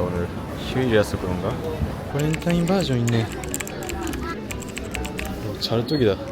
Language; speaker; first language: Korean; non-native, learner; Japanese